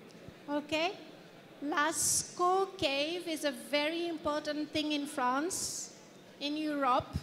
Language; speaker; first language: English; non-native, fluent; French